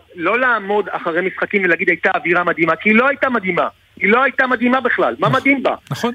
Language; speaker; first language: Hebrew; native; Hebrew